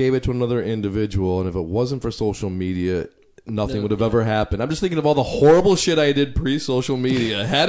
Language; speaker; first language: English; native; English